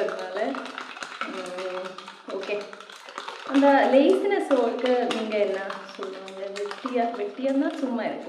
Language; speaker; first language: Tamil; non-native, learner; Malayalam